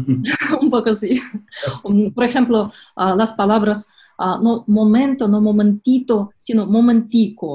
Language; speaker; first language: Spanish; non-native, fluent; Russian